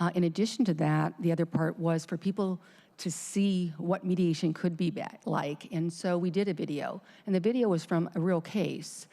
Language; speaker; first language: English; native; English